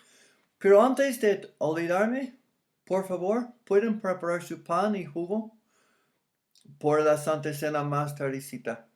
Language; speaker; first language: Spanish; non-native, fluent; English